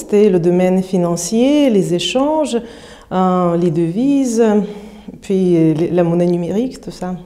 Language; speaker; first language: French; non-native, fluent; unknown